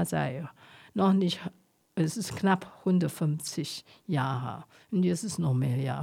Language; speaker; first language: German; non-native, fluent; Chinese